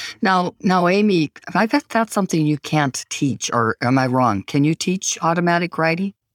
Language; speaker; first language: English; native; English